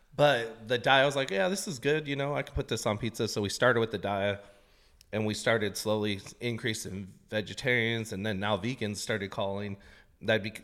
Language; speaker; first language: English; native; English